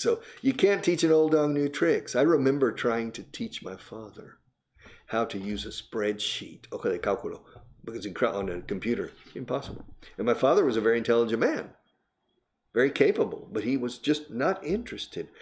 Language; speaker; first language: English; native; English